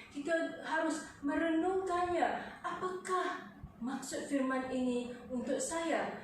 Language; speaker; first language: Malay; non-native, local second language; Chinese